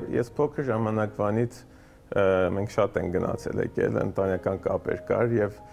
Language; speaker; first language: Armenian; early bilingual, heritage; Armenian